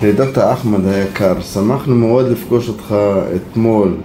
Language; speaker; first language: Hebrew; non-native, local second language; Arabic